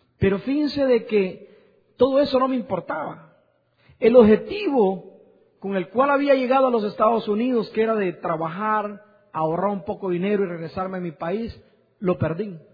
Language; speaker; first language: Spanish; native; Spanish